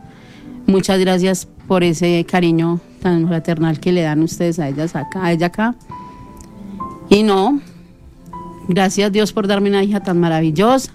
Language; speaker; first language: Spanish; native; Spanish